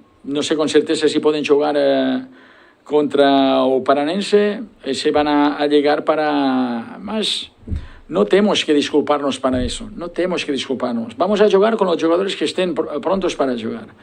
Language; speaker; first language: Portuguese; non-native, learner; Spanish